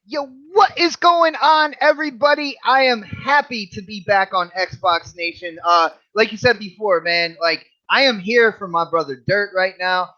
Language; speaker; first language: English; native; English